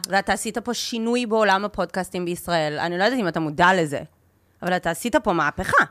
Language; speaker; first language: Hebrew; early bilingual, heritage; English